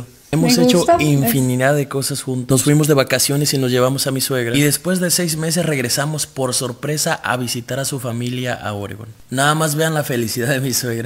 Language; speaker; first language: Spanish; native; Spanish